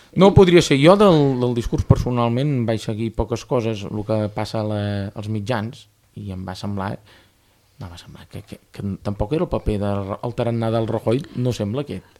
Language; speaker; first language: Catalan; native; Catalan